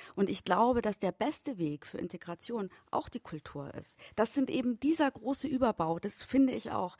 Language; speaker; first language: German; native; German